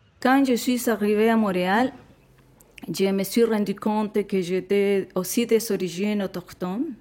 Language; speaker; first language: French; non-native, fluent; Spanish